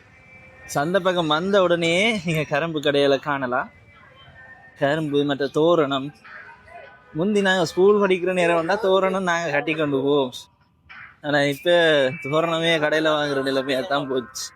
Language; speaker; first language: Tamil; native; Tamil